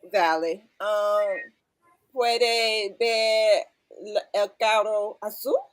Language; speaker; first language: Spanish; non-native, learner; English